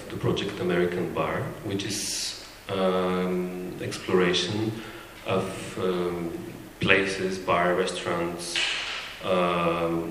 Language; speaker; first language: English; non-native, fluent; Bulgarian